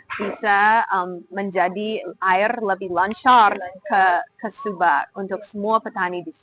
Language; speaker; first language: Indonesian; non-native, fluent; English